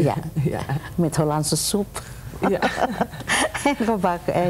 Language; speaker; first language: Dutch; non-native, learner; Indonesian